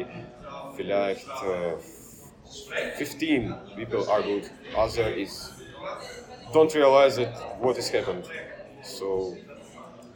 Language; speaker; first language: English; non-native, learner; Ukrainian